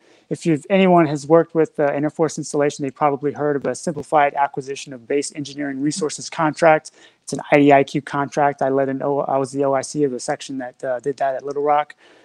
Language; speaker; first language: English; native; English